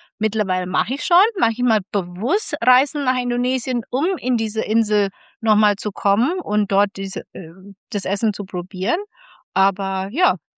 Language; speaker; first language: German; non-native, fluent; Indonesian